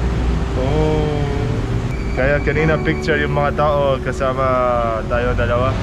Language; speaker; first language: Filipino; non-native, learner; Arabic